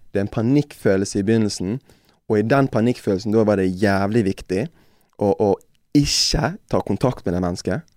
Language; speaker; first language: Norwegian; native; Norwegian